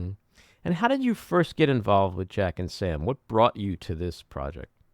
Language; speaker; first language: English; native; English